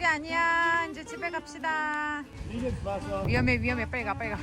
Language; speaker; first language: Korean; native; Korean